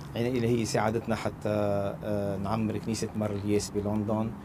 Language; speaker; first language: Arabic; native; Arabic